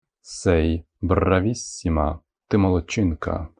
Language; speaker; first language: Italian; non-native, fluent; Ukrainian